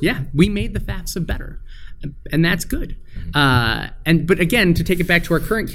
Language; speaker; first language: English; native; English